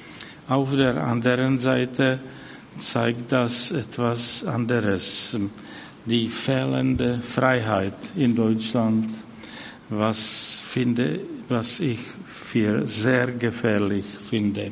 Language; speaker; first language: German; non-native, fluent; Czech